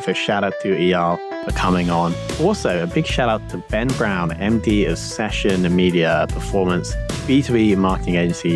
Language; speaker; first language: English; native; English